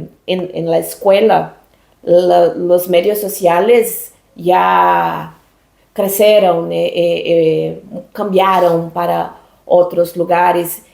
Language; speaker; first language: Spanish; non-native, learner; Portuguese